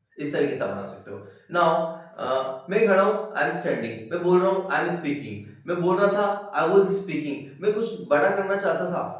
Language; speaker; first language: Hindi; native; Hindi